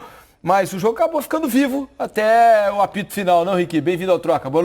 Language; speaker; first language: Portuguese; native; Portuguese